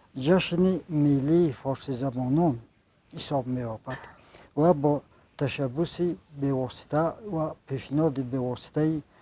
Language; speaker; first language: Tajik; non-native, local second language; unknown